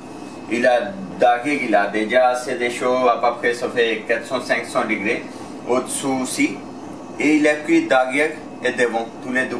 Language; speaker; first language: French; non-native, learner; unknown